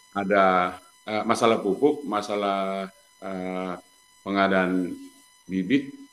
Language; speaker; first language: Indonesian; non-native, local second language; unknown